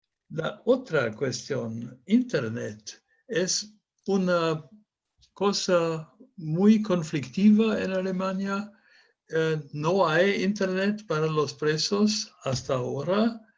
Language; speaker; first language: Spanish; non-native, fluent; German